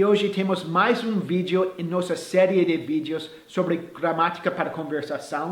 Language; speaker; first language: Portuguese; non-native, fluent; English